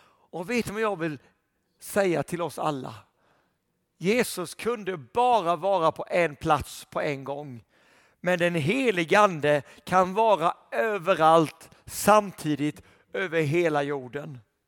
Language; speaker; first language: Swedish; native; Swedish